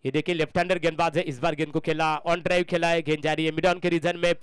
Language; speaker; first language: Hindi; non-native, local second language; Marathi